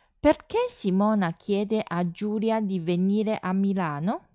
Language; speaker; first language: Italian; non-native, fluent; Chinese